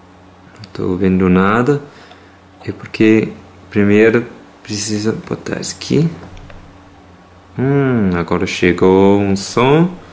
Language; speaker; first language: Portuguese; non-native, fluent; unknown